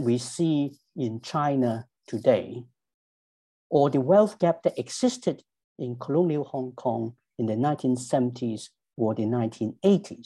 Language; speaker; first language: English; non-native, local second language; Cantonese